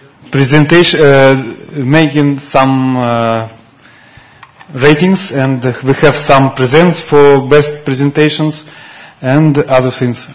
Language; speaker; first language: English; non-native, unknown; Russian